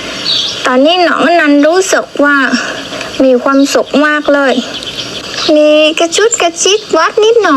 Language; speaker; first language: Thai; non-native, learner; Vietnamese